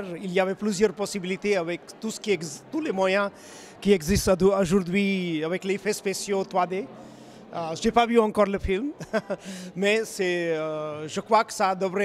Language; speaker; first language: French; non-native, fluent; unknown